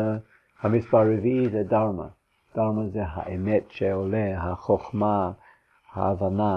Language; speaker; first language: Hebrew; non-native, fluent; English